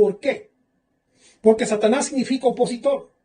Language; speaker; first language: Spanish; native; Spanish